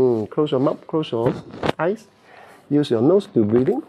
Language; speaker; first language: English; non-native, local second language; Cantonese